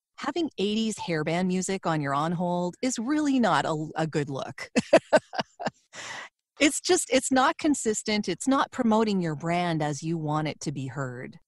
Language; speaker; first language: English; native; English